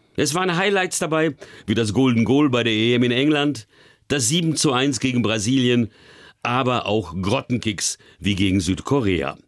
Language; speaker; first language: German; early bilingual, other home language; Hungarian